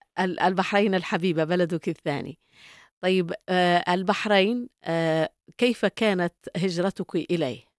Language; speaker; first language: Arabic; native; Arabic